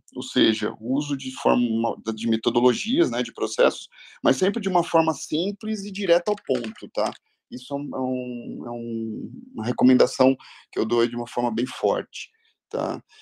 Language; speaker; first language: Portuguese; native; Portuguese